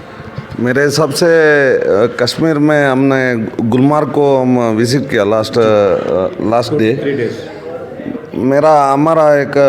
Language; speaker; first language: Hindi; non-native, local second language; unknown